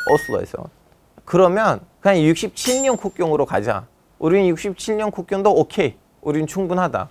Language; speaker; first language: Korean; non-native, fluent; Turkish